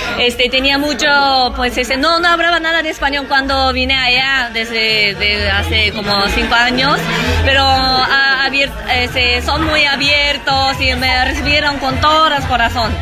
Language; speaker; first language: Spanish; non-native, learner; Japanese